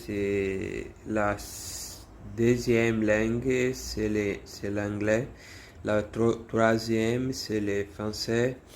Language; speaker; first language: French; non-native, learner; Portuguese